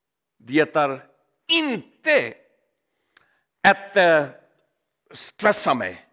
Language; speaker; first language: Swedish; non-native, learner; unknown